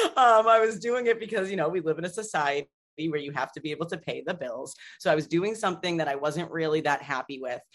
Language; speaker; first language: English; native; English